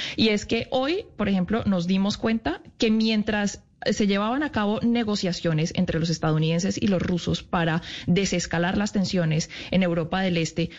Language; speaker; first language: Spanish; native; Spanish